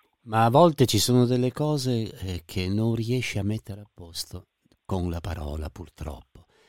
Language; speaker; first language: Italian; native; Italian